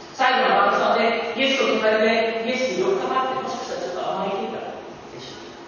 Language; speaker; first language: Japanese; early bilingual, heritage; Japanese